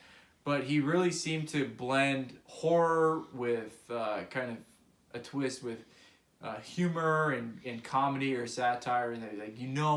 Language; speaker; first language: English; native; English